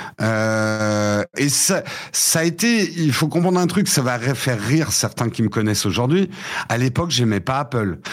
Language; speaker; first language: French; early bilingual, other home language; English